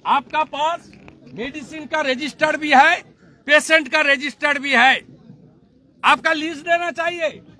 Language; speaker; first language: Hindi; non-native, local second language; Bangla